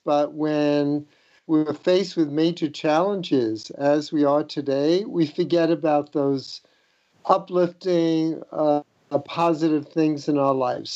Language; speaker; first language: English; native; English